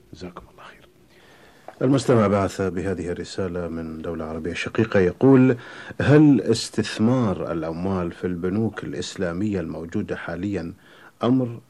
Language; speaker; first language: Arabic; native; Arabic